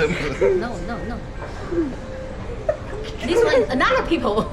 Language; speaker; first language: English; non-native, learner; Chinese